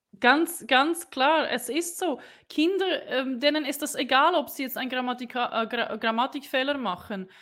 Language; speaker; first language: German; non-native, fluent; Czech